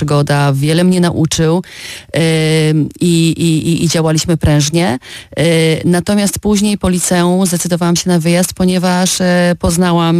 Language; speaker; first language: Polish; native; Polish